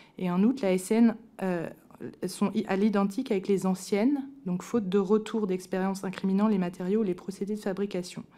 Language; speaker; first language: French; native; French